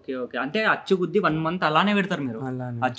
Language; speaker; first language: Telugu; native; Telugu